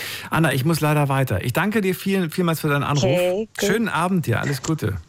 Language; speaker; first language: German; native; German